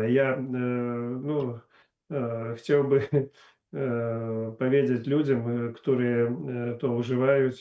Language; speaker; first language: Polish; non-native, learner; Russian